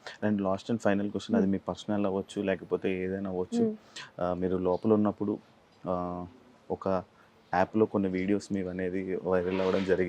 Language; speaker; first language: Telugu; native; Telugu